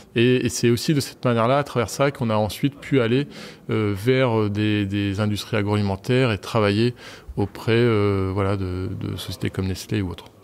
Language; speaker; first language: French; native; French